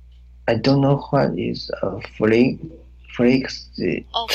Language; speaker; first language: English; non-native, learner; Chinese